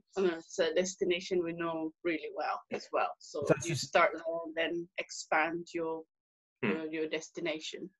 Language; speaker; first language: English; non-native, local second language; Swahili